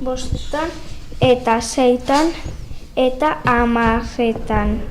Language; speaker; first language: Basque; early bilingual, other home language; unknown